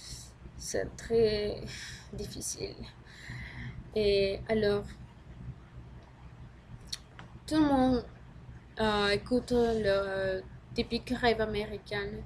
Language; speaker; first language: French; non-native, learner; Spanish